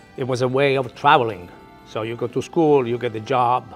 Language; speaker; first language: English; non-native, fluent; Italian